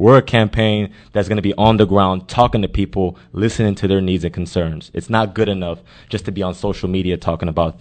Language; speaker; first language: English; native; English